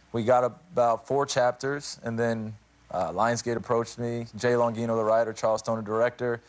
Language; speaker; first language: English; native; English